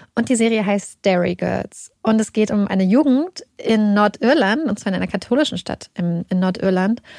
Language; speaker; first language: German; native; German